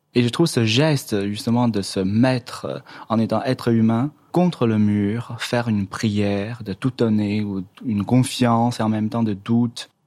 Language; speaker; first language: French; non-native, fluent; Chinese